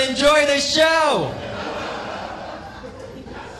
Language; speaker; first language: English; non-native, fluent; Korean